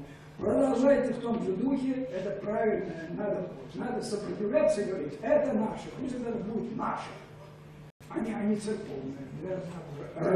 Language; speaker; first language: Russian; native; Russian